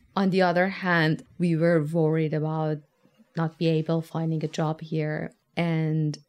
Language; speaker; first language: English; non-native, fluent; Persian